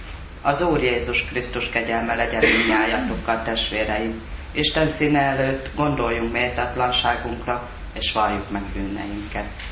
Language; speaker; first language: Hungarian; native; Hungarian